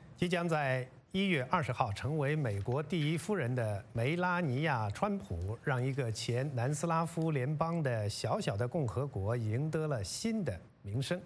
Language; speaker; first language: Chinese; native; Chinese